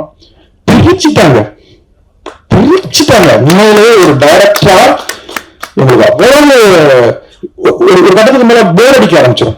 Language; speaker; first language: Tamil; native; Tamil